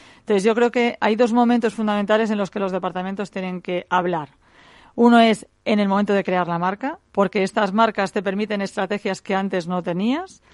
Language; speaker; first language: Spanish; native; Spanish